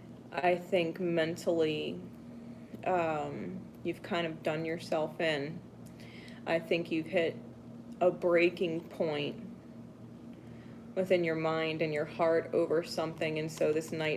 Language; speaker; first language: English; native; English